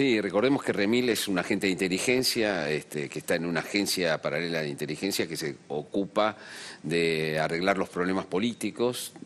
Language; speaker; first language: Spanish; native; Spanish